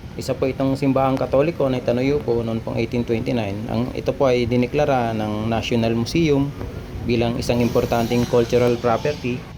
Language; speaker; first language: Filipino; non-native, local second language; Bikol